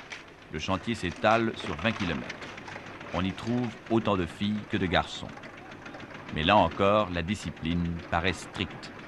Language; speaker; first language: French; native; French